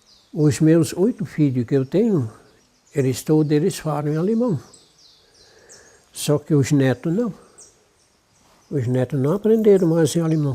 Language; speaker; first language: Portuguese; non-native, local second language; German